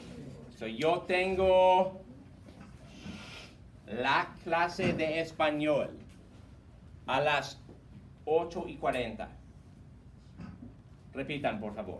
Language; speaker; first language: Spanish; non-native, fluent; English